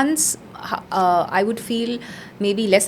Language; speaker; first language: English; non-native, local second language; Hindi